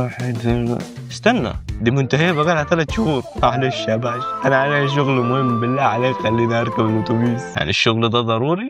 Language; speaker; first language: Arabic; native; Arabic